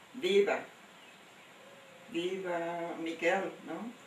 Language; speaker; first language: Portuguese; non-native, local second language; German